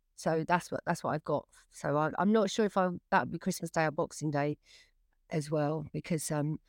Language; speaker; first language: English; native; English